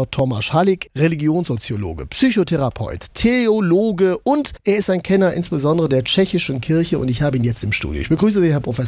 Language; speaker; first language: German; native; German